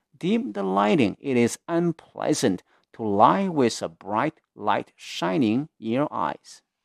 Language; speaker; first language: English; non-native, fluent; Chinese